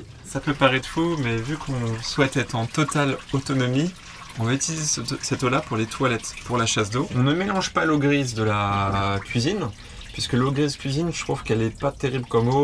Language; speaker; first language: French; native; French